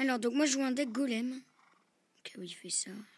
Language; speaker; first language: French; native; French